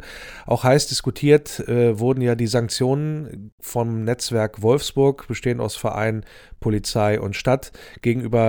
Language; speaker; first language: German; native; German